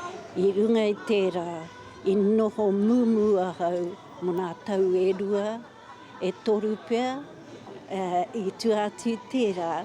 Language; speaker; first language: Māori; non-native, local second language; English